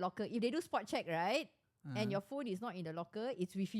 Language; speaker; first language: English; native; English